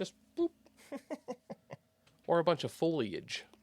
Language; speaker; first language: English; native; English